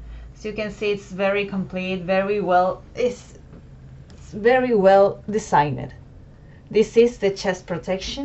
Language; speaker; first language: English; non-native, fluent; Spanish